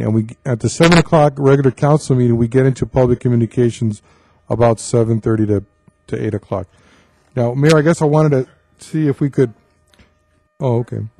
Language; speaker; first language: English; early bilingual, other home language; Spanish